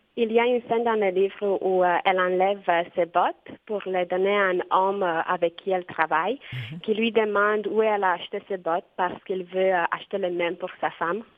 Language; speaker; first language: French; non-native, fluent; Romanian